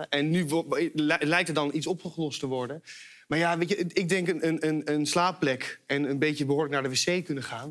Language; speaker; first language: Dutch; native; Dutch